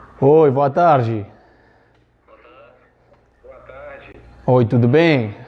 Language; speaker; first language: Portuguese; non-native, learner; Spanish